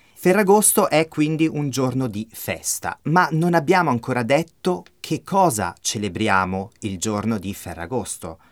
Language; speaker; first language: Italian; native; Italian